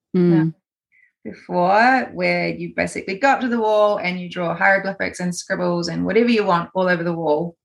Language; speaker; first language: English; native; English